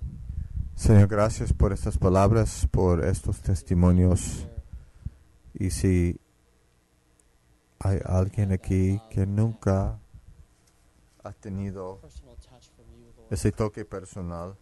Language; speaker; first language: Spanish; non-native, fluent; Finnish